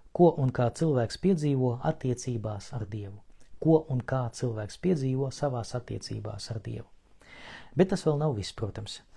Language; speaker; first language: Latvian; non-native, local second language; Russian